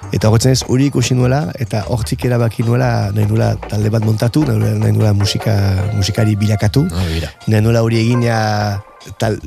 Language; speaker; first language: Basque; native; Basque